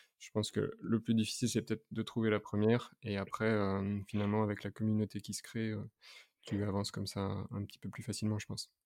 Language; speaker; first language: French; native; French